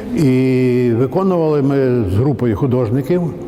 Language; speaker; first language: Ukrainian; native; Ukrainian